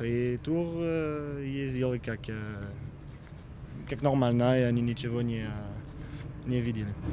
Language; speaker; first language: Russian; non-native, learner; French